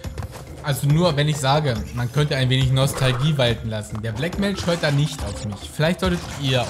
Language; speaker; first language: German; native; German